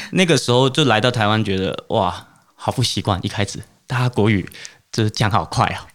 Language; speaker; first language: Chinese; non-native, fluent; Cantonese